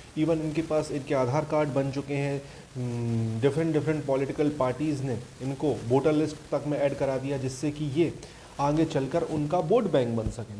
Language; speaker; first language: Hindi; native; Hindi